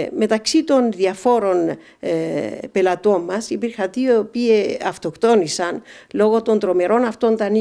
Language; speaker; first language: Greek; native; Greek